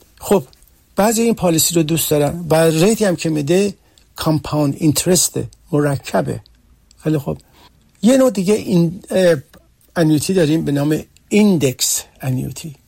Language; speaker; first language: Persian; early bilingual, heritage; Persian